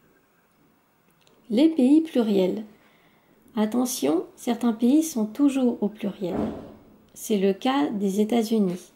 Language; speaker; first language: French; native; French